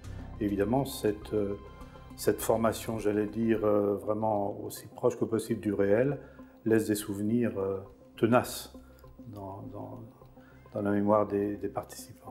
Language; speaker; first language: French; native; French